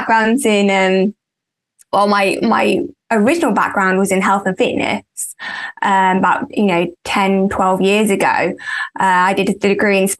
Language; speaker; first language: English; native; English